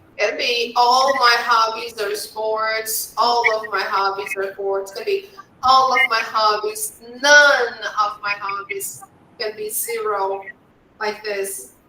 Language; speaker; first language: English; non-native, fluent; Portuguese